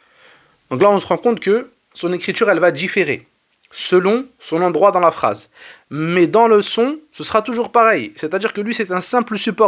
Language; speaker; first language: French; native; French